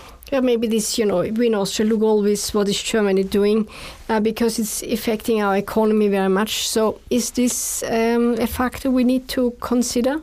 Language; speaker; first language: English; non-native, fluent; German